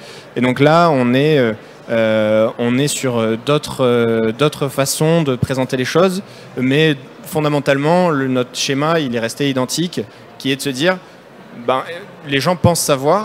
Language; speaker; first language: French; native; French